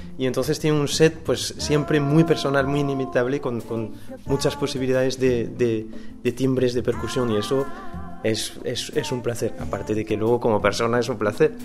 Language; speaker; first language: Spanish; non-native, fluent; French